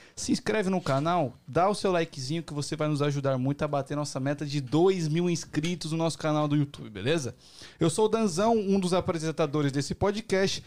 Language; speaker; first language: Portuguese; native; Portuguese